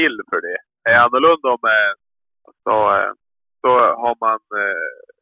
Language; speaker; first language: Swedish; native; Swedish